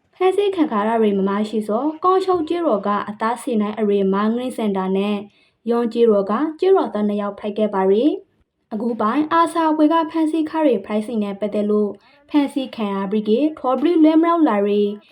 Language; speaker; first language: Burmese; native; Burmese